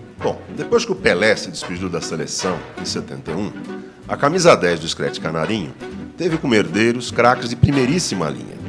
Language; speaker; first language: Portuguese; native; Portuguese